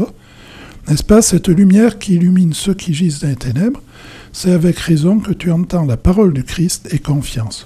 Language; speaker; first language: French; native; French